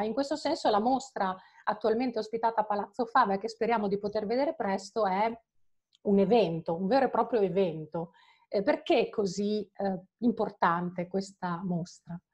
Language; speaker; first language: Italian; native; Italian